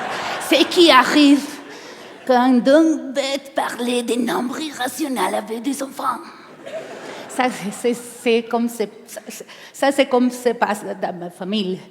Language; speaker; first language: French; non-native, learner; Spanish